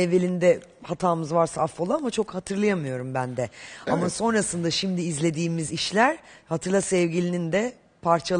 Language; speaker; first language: Turkish; native; Turkish